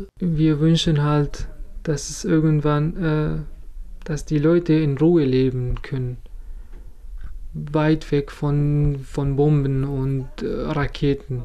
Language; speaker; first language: German; non-native, fluent; Kurdish